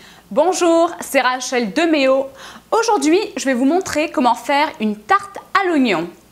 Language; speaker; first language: French; native; French